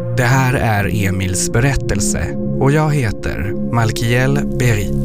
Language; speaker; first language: Swedish; non-native, fluent; French